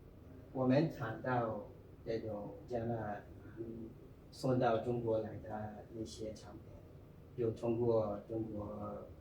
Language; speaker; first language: Chinese; non-native, fluent; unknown